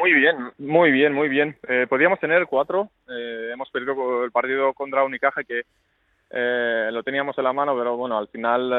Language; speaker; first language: Spanish; non-native, fluent; Greek